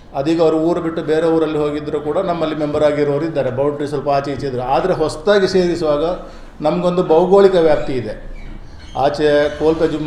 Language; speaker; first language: Kannada; non-native, local second language; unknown